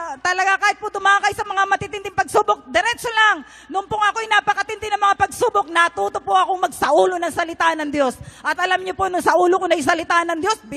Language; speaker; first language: Filipino; native; Filipino